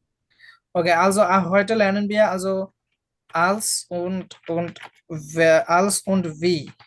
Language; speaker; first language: German; non-native, fluent; Bangla